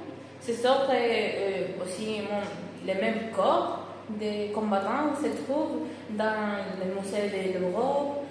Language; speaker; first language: French; non-native, fluent; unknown